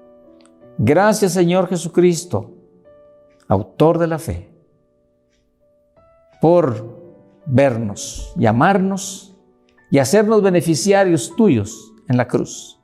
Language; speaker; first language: Spanish; native; Spanish